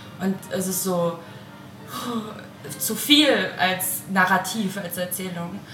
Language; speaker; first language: German; non-native, learner; Spanish